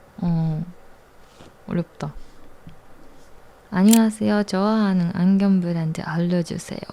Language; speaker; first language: Korean; non-native, learner; Japanese